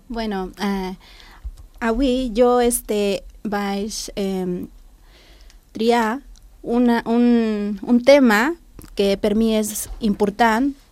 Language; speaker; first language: Catalan; non-native, learner; Spanish